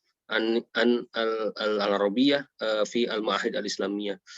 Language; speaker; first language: Arabic; non-native, fluent; Indonesian